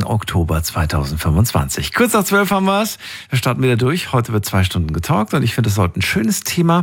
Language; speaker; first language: German; native; German